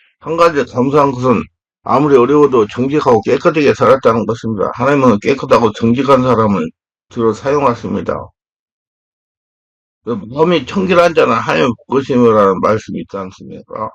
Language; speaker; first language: Korean; native; Korean